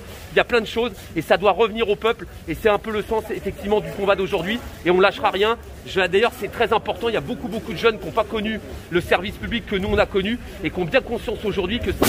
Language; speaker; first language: French; native; French